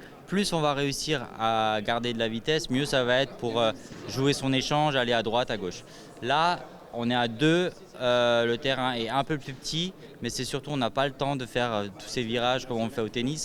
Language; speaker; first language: French; native; French